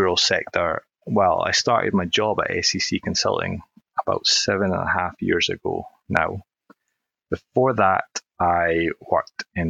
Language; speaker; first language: English; native; English